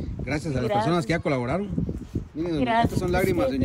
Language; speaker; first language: Spanish; native; Spanish